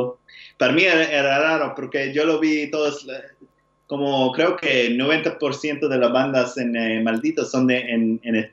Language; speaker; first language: Spanish; non-native, learner; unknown